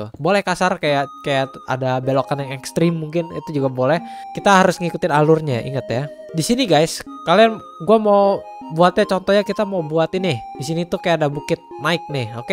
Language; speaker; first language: Indonesian; native; Indonesian